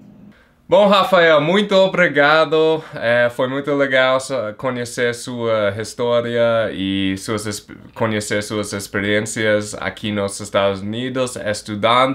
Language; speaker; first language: Portuguese; non-native, fluent; English